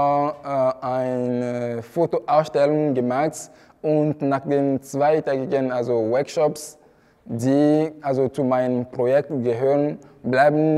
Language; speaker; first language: German; non-native, fluent; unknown